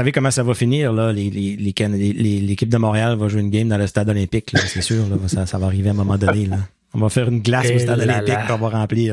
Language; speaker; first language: French; native; French